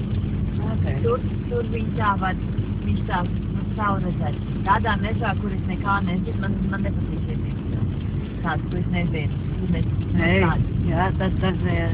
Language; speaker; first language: Latvian; non-native, learner; Dutch